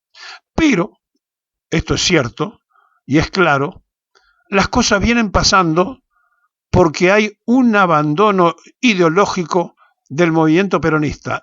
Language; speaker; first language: Spanish; native; Spanish